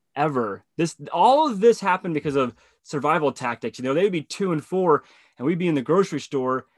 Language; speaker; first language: English; native; English